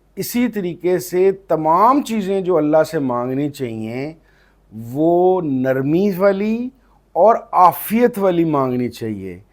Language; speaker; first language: Urdu; non-native, local second language; Punjabi